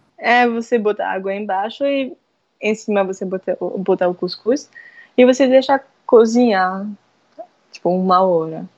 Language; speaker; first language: Portuguese; non-native, fluent; French